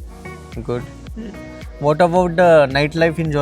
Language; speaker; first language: Hindi; native; Hindi